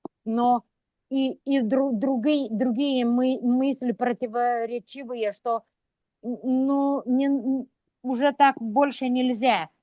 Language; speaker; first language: Russian; non-native, local second language; Lithuanian